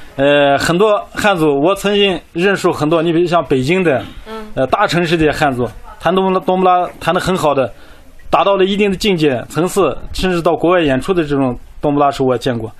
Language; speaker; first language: Chinese; non-native, local second language; Kazakh